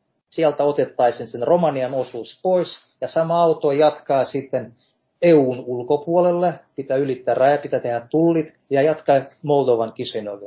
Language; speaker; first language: Finnish; non-native, fluent; Russian